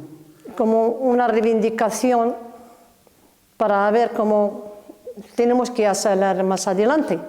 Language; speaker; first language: Spanish; non-native, learner; Arabic